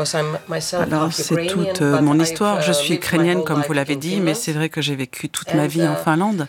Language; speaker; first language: French; non-native, fluent; Ukrainian